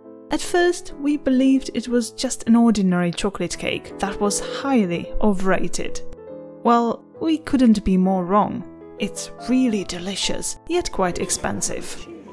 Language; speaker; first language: English; non-native, fluent; Czech